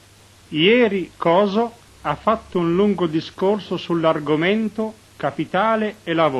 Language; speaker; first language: Italian; native; Italian